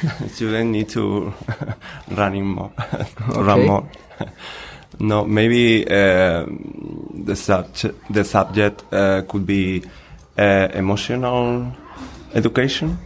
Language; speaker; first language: English; non-native, learner; Spanish